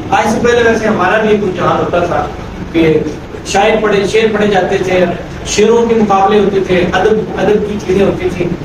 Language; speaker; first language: Urdu; native; Urdu